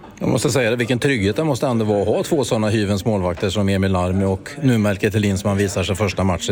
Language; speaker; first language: Swedish; native; Swedish